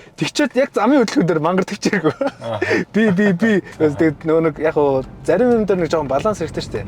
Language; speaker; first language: Mongolian; native; Mongolian